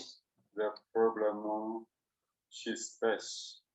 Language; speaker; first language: English; non-native, learner; Chinese